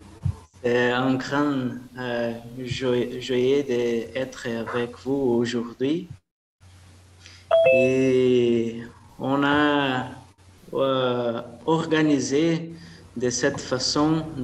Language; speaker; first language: French; non-native, learner; Portuguese